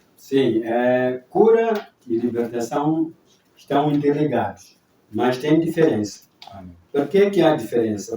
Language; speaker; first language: Portuguese; non-native, local second language; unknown